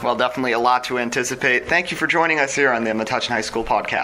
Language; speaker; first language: English; native; English